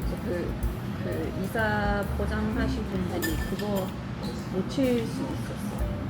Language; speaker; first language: Korean; non-native, fluent; Swedish